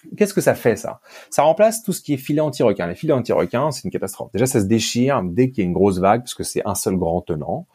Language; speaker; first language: French; native; French